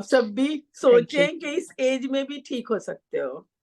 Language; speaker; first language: Hindi; native; Hindi